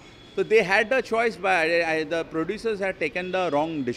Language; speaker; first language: Hindi; native; Hindi